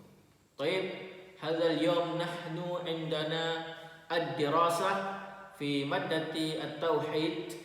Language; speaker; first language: Arabic; non-native, fluent; Indonesian